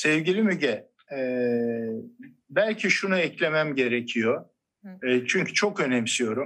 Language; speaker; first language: Turkish; native; Turkish